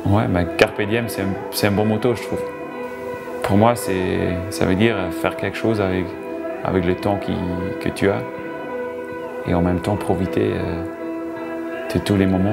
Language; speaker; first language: French; non-native, local second language; German